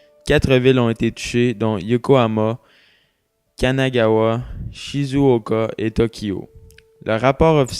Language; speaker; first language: French; native; French